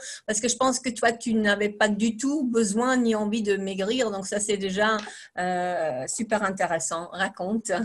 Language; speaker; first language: French; non-native, fluent; German